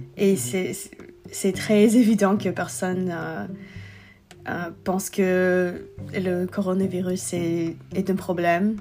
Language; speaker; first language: French; non-native, learner; English